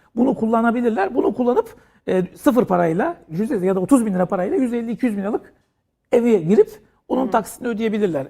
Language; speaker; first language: Turkish; native; Turkish